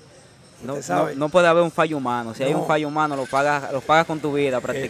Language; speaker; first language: Spanish; native; Spanish